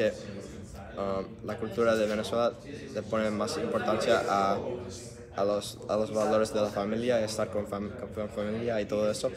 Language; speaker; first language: Spanish; non-native, learner; English